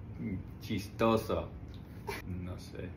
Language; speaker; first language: Spanish; non-native, learner; English